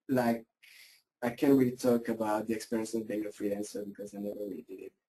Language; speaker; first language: English; non-native, fluent; French